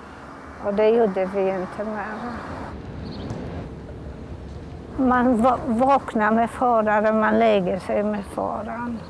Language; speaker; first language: Swedish; non-native, fluent; Polish